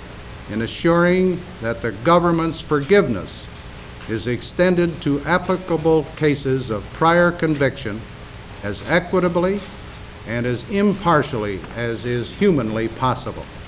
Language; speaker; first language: English; native; English